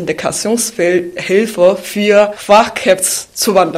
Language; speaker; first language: German; non-native, fluent; Chinese